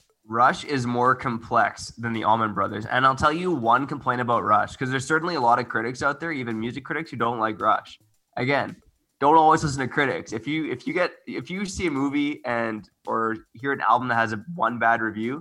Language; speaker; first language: English; native; English